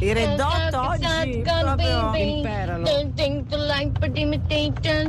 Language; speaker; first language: Italian; native; Italian